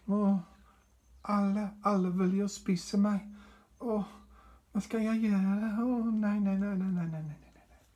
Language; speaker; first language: Norwegian; non-native, fluent; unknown